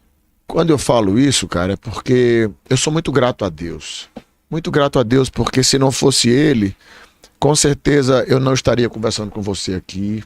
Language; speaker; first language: Portuguese; native; Portuguese